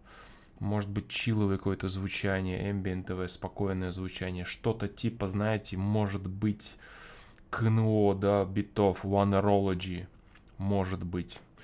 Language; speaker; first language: Russian; native; Russian